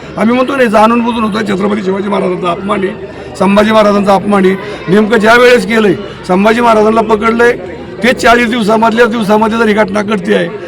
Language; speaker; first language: Marathi; native; Marathi